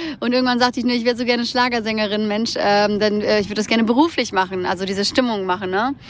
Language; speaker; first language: German; early bilingual, other home language; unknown